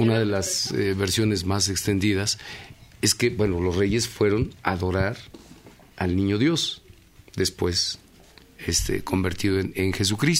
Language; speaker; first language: Spanish; native; Spanish